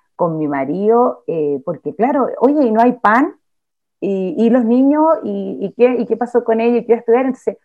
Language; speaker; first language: Spanish; native; Spanish